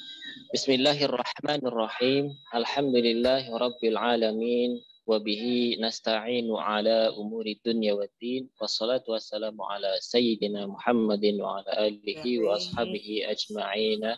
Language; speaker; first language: Arabic; non-native, fluent; Indonesian